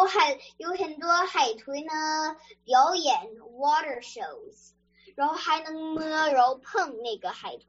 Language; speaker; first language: Chinese; early bilingual, other home language; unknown